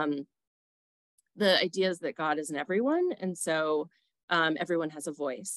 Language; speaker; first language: English; native; English